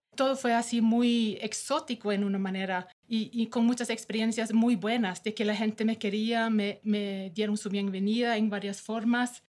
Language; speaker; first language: Spanish; non-native, fluent; Norwegian